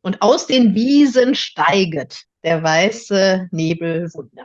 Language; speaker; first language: German; native; German